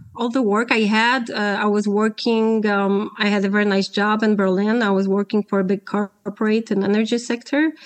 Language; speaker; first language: English; non-native, fluent; Polish